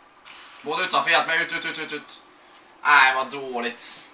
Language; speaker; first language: Swedish; native; Swedish